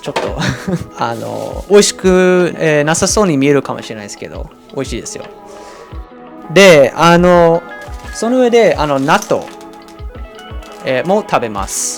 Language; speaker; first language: Japanese; non-native, fluent; English